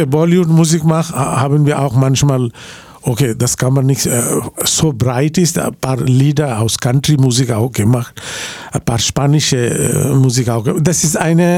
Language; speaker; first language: German; non-native, learner; Bangla